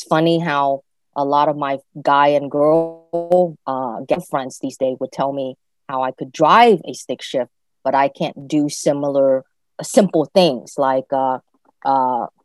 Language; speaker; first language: English; native; English